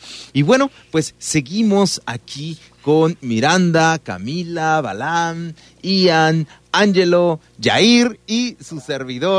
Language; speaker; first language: Spanish; native; Spanish